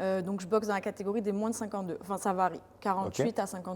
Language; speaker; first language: French; native; French